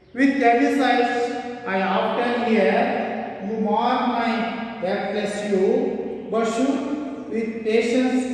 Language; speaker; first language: English; non-native, local second language; Kannada